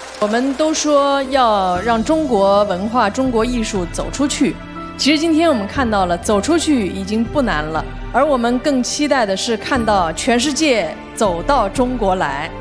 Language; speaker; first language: Chinese; native; Chinese